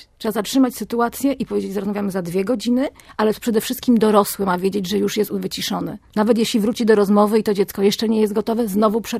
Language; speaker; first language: Polish; native; Polish